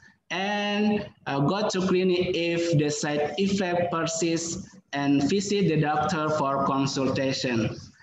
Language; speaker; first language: English; non-native, fluent; Indonesian